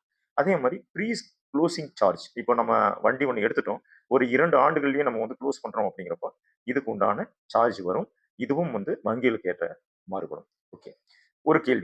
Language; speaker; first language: Tamil; native; Tamil